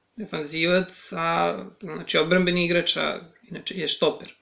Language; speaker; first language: Serbian; native; Serbian